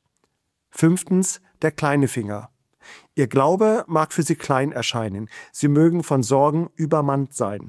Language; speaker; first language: German; native; German